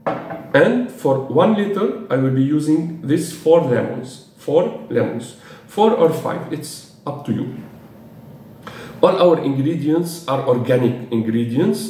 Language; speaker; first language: English; non-native, fluent; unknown